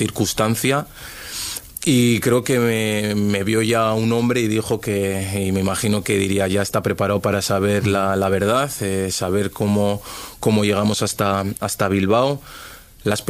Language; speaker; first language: Spanish; early bilingual, other home language; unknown